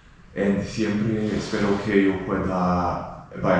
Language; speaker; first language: Spanish; non-native, learner; English